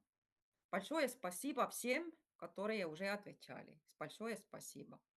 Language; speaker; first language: Russian; non-native, fluent; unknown